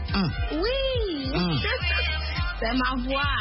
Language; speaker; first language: French; non-native, learner; Akan